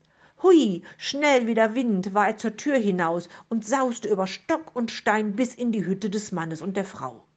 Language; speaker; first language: German; native; German